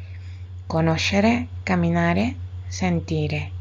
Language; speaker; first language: Italian; non-native, fluent; Spanish